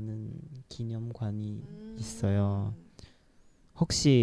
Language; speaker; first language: Korean; non-native, learner; Chinese